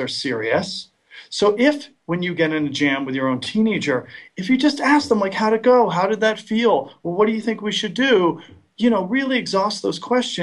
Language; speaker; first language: English; native; English